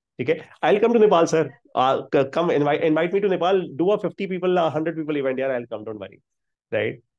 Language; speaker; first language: Hindi; native; Hindi